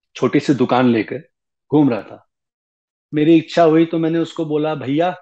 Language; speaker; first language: Hindi; native; Hindi